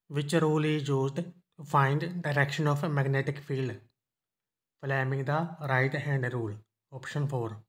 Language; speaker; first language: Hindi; non-native, local second language; Punjabi